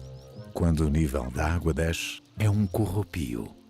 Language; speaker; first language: Portuguese; native; Portuguese